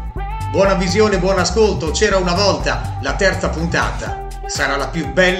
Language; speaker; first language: Italian; native; Italian